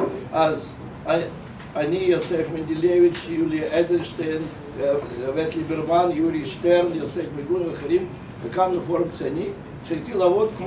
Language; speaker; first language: Hebrew; non-native, fluent; Russian